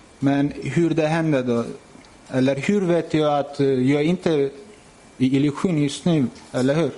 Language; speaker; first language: Swedish; non-native, fluent; Turkish